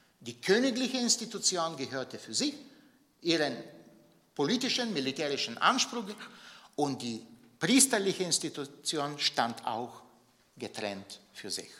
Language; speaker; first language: German; non-native, fluent; Bulgarian